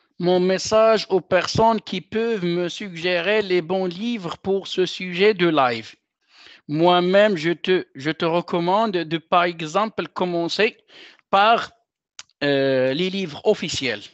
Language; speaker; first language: French; non-native, local second language; Arabic